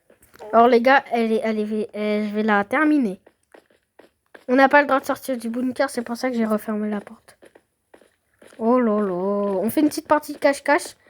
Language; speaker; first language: French; native; French